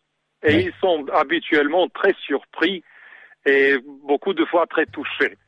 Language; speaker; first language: French; non-native, learner; Serbian